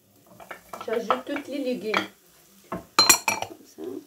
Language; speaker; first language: French; non-native, learner; Arabic